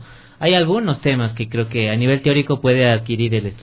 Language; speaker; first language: Spanish; native; Spanish